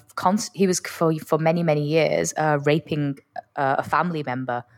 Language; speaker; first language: English; native; English